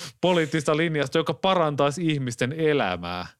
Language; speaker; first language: Finnish; native; Finnish